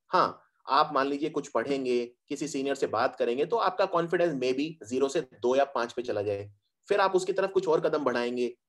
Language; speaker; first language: Hindi; native; Hindi